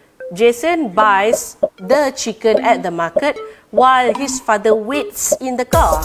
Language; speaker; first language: English; non-native, local second language; Malay